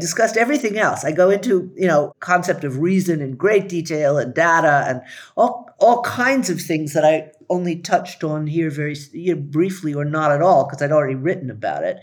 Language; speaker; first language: English; native; English